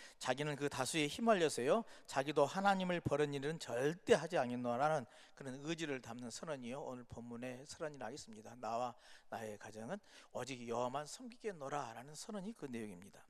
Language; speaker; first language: Korean; native; Korean